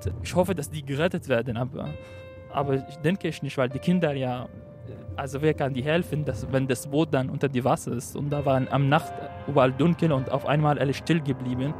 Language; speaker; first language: German; non-native, fluent; Arabic